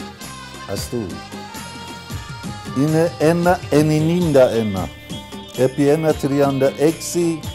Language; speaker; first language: Greek; non-native, learner; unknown